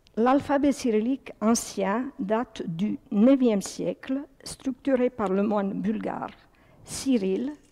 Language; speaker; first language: French; early bilingual, other home language; Croatian